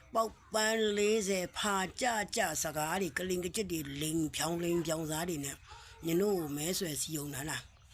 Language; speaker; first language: Burmese; native; Burmese